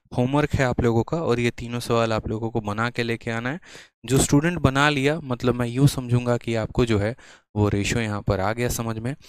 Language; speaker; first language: Hindi; native; Hindi